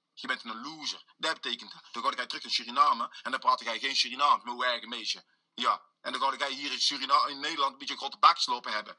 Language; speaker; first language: Dutch; early bilingual, other home language; Sranan Tongo